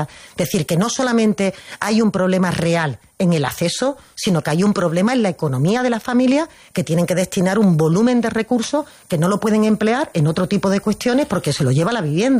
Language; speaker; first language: Spanish; native; Spanish